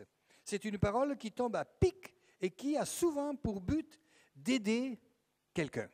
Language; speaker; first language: French; native; French